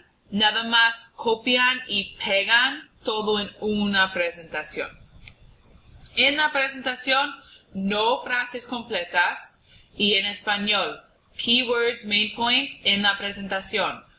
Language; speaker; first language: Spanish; non-native, fluent; English